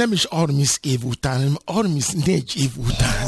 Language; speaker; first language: Hungarian; non-native, fluent; Yoruba